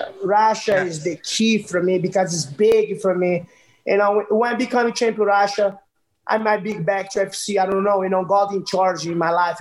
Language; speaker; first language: English; non-native, learner; Portuguese